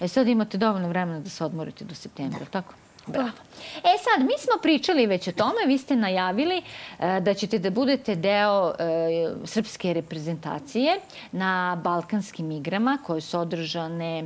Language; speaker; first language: Croatian; native; Croatian